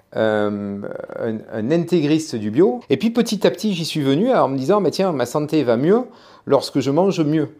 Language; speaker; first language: French; native; French